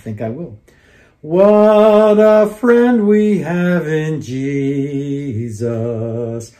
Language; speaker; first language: English; native; English